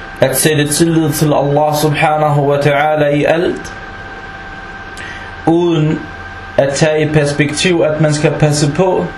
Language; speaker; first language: Danish; non-native, fluent; Arabic